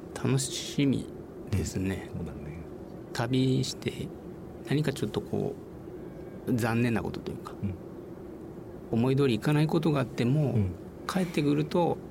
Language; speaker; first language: Japanese; native; Japanese